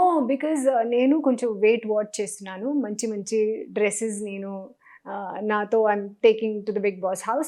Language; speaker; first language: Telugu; non-native, fluent; Hindi